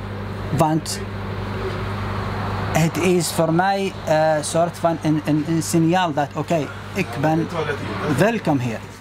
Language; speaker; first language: Dutch; non-native, fluent; Arabic